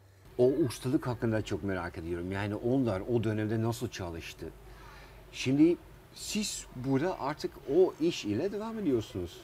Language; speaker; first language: Turkish; non-native, fluent; Dutch